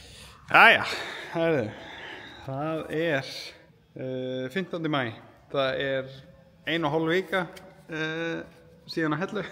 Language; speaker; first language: Icelandic; native; Icelandic